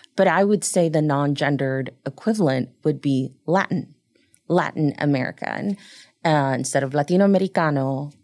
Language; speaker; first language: English; early bilingual, other home language; Spanish